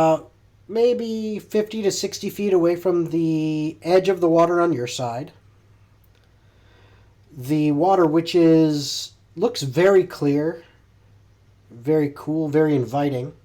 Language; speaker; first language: English; native; English